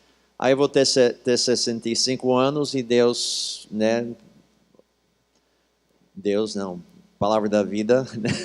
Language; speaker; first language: Portuguese; early bilingual, other home language; English